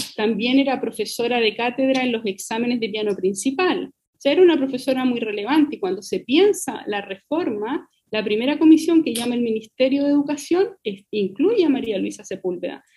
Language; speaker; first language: Spanish; native; Spanish